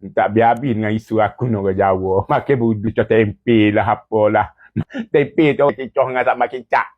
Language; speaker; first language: Malay; native; Malay